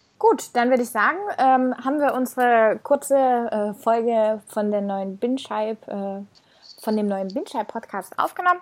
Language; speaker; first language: German; native; German